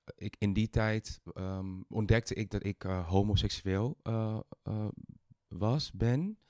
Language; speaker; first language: Dutch; early bilingual, other home language; Thai